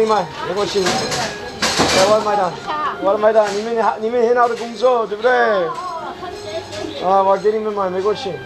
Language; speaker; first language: Chinese; non-native, learner; English